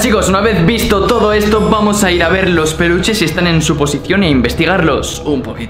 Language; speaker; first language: Spanish; native; Spanish